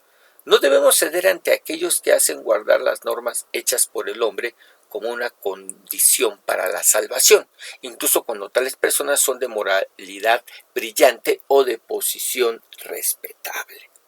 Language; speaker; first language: Spanish; native; Spanish